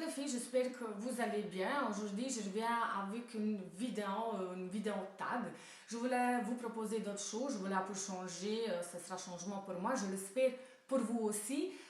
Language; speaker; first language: French; non-native, fluent; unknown